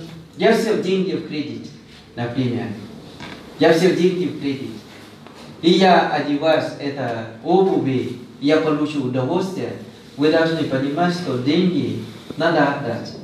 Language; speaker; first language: Russian; non-native, fluent; Thai